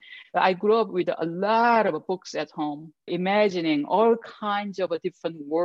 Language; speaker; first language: English; non-native, fluent; Korean